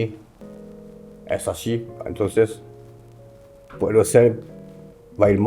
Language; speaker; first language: Spanish; non-native, learner; French